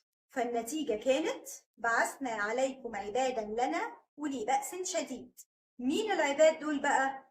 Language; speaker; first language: Arabic; native; Arabic